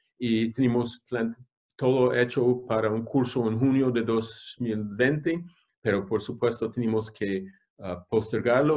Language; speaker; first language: Spanish; non-native, fluent; English